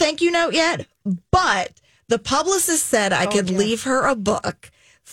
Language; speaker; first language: English; native; English